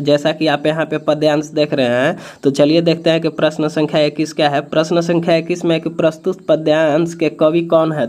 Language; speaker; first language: Hindi; native; Hindi